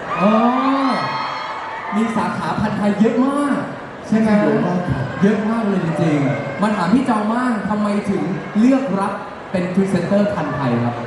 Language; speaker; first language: Thai; native; Thai